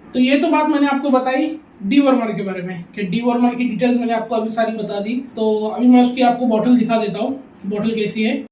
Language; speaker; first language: Hindi; non-native, local second language; Urdu